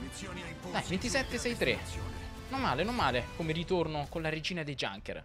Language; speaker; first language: Italian; native; Italian